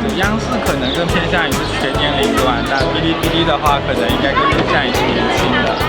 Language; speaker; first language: Chinese; native; Chinese